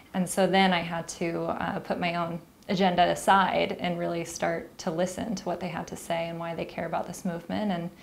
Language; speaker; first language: English; native; English